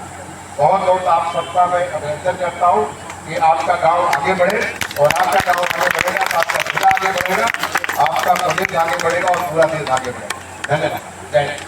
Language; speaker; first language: Hindi; native; Hindi